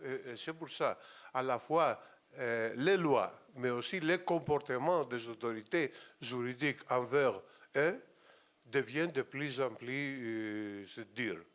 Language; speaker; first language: French; non-native, fluent; Greek